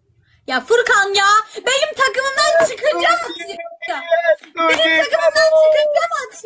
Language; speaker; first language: Turkish; native; Turkish